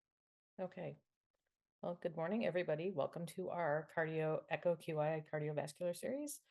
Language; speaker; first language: English; native; English